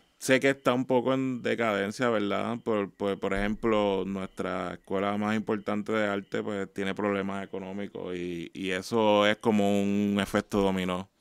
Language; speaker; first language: Spanish; native; Spanish